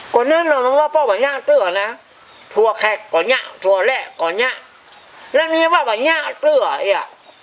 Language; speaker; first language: Thai; native; Thai